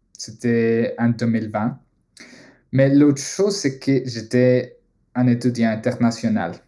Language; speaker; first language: French; non-native, fluent; Spanish